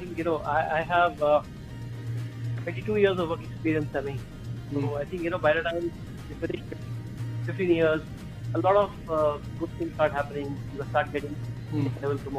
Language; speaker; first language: English; non-native, local second language; Hindi